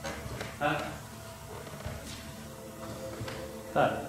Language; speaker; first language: Swedish; native; Swedish